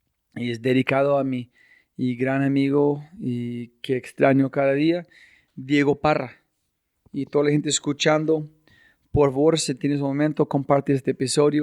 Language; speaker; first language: Spanish; non-native, fluent; English